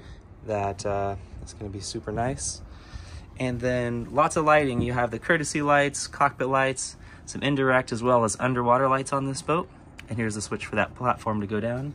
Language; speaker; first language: English; native; English